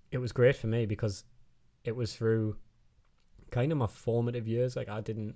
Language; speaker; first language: English; native; English